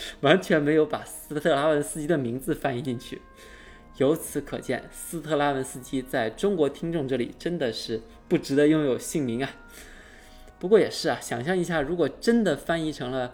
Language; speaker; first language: Chinese; native; Chinese